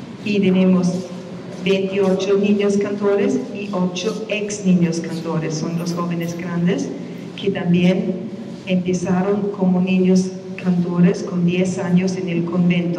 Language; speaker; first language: Spanish; non-native, fluent; German